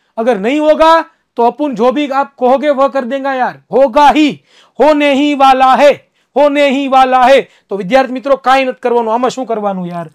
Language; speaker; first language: Hindi; non-native, local second language; Gujarati